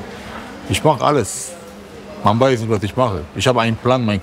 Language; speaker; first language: German; non-native, learner; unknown